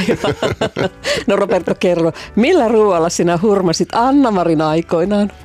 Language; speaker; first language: Finnish; native; Finnish